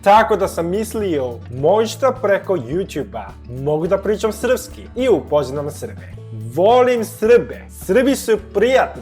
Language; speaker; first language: Serbian; non-native, fluent; Korean